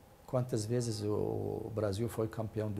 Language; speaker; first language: Portuguese; non-native, fluent; Arabic